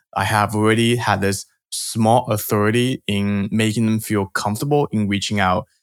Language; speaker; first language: English; early bilingual, other home language; Chinese